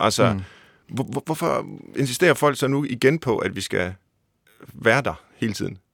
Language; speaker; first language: Danish; native; Danish